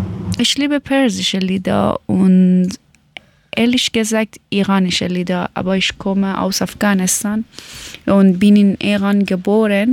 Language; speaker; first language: German; non-native, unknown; Persian